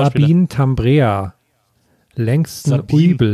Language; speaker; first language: German; native; German